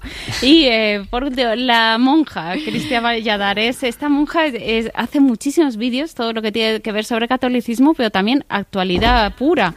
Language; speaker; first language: Spanish; native; Spanish